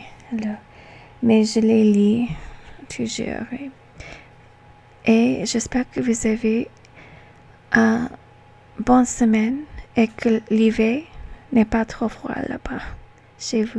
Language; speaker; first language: French; non-native, learner; English